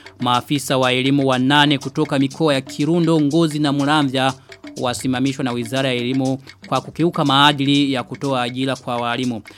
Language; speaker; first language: Swahili; non-native, local second language; Rundi